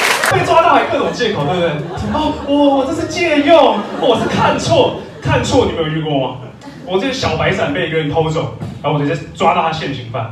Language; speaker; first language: Chinese; native; Chinese